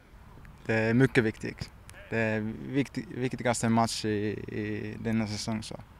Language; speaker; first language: Swedish; non-native, learner; Finnish